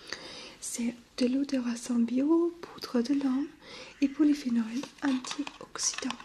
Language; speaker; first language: French; non-native, fluent; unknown